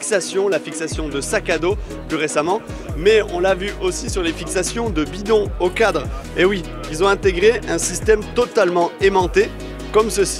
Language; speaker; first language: French; native; French